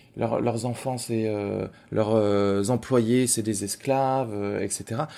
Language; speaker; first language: French; native; French